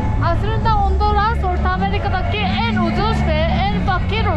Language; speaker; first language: Turkish; non-native, learner; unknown